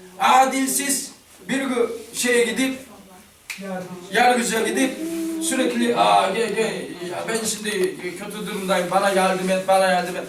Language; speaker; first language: Turkish; non-native, learner; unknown